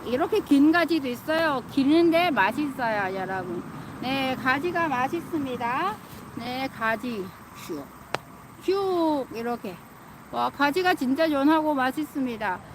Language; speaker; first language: Korean; non-native, fluent; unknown